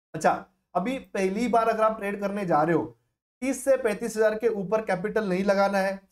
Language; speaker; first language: Hindi; non-native, local second language; Marathi